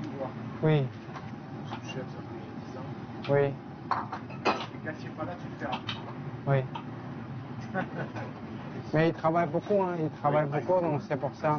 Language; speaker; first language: French; non-native, fluent; Chinese